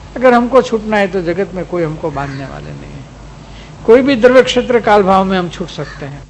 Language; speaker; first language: Hindi; non-native, local second language; Gujarati